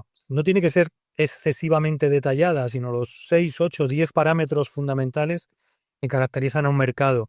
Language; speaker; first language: Spanish; native; Spanish